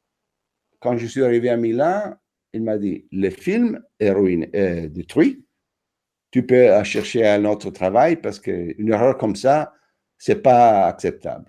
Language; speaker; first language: French; non-native, fluent; Italian